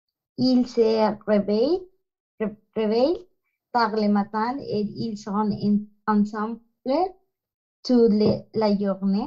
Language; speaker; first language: French; non-native, learner; Spanish